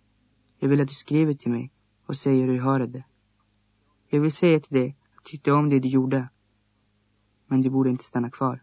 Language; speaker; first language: Swedish; early bilingual, other home language; Greek